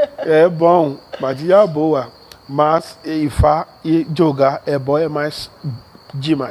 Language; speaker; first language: Portuguese; non-native, learner; Yoruba